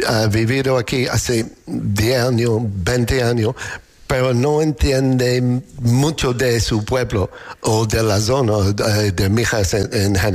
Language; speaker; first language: Spanish; non-native, learner; English